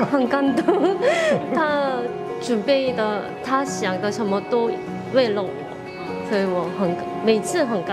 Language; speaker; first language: Chinese; non-native, learner; Korean